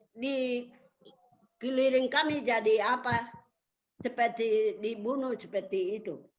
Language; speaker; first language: Indonesian; non-native, local second language; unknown